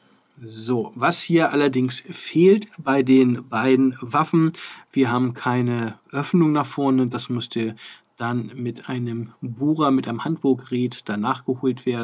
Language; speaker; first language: German; native; German